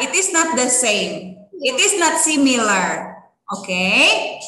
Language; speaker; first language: English; non-native, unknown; Indonesian